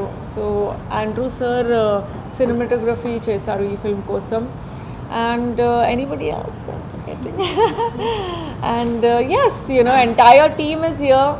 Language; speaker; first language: Telugu; non-native, fluent; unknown